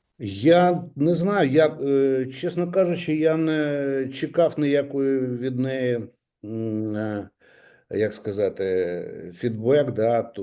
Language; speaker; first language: Ukrainian; native; Ukrainian